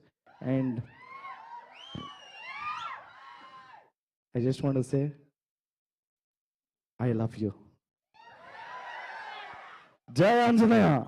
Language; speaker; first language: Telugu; non-native, learner; Kannada